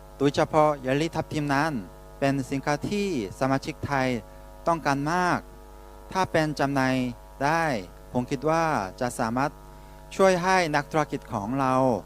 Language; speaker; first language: Thai; non-native, fluent; Korean